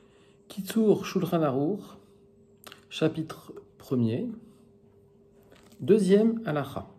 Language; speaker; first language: French; native; French